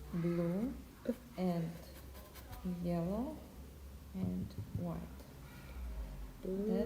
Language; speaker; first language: English; non-native, learner; Russian